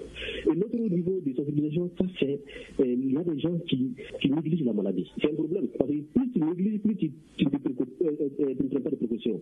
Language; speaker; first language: French; non-native, local second language; Bambara